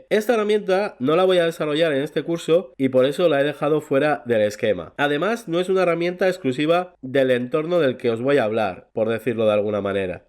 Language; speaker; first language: Spanish; native; Spanish